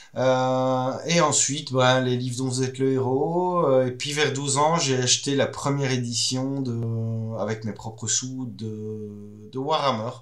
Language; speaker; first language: French; native; French